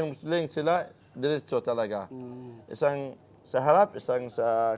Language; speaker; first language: Filipino; non-native, learner; Arabic